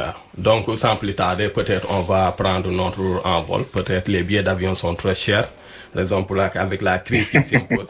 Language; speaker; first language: French; non-native, local second language; Wolof